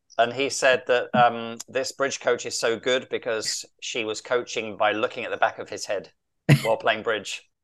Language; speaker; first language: English; native; English